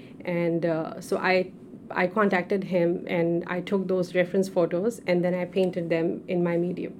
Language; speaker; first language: English; non-native, local second language; Urdu